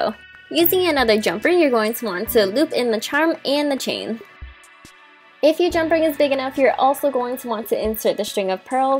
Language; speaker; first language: English; native; English